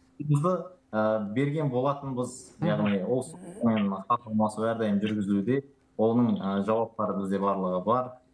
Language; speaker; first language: Kazakh; native; Kazakh